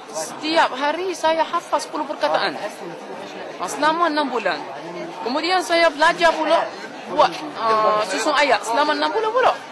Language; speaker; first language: Malay; non-native, fluent; Arabic